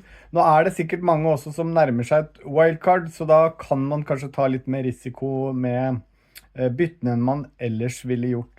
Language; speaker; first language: Norwegian; native; Norwegian